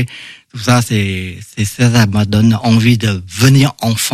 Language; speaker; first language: French; non-native, fluent; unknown